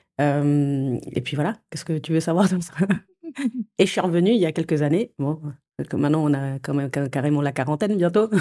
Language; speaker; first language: French; early bilingual, other home language; Portuguese